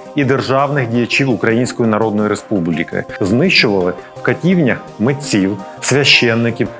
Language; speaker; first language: Ukrainian; native; Ukrainian